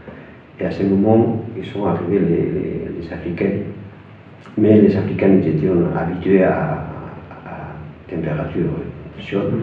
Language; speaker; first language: French; non-native, fluent; Spanish